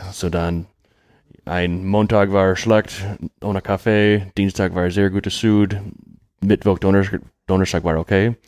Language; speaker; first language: German; non-native, learner; English